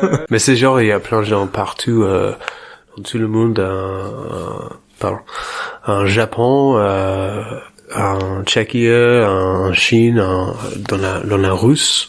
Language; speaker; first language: French; non-native, learner; English